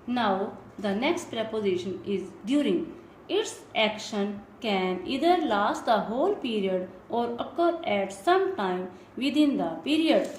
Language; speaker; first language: English; non-native, local second language; Punjabi